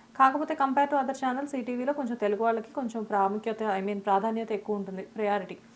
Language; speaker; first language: Telugu; native; Telugu